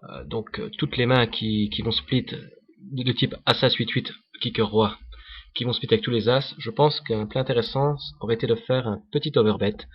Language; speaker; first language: French; native; French